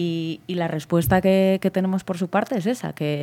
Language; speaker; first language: Spanish; native; Spanish